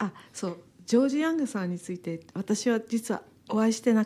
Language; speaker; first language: Japanese; native; Japanese